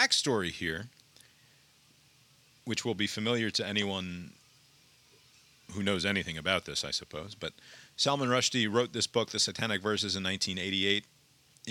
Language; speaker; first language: English; native; English